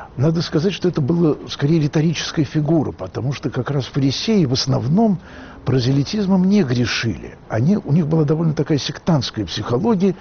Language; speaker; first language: Russian; native; Russian